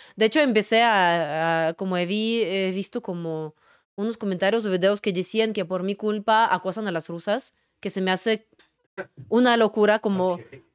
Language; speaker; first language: Spanish; non-native, fluent; Russian